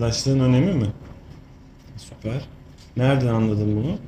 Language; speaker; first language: Turkish; native; Turkish